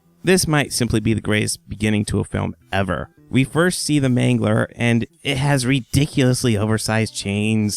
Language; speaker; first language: English; native; English